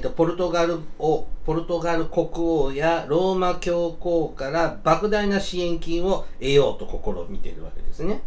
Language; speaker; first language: Japanese; native; Japanese